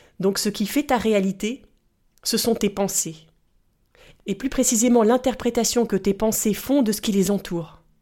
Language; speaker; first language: French; native; French